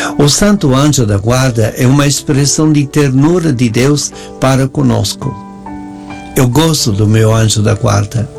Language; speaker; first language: Portuguese; non-native, fluent; Italian